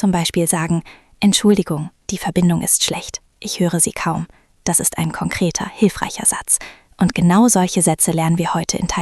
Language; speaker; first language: German; non-native, fluent; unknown